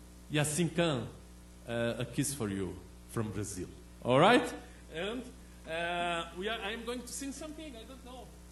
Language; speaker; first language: English; non-native, learner; Portuguese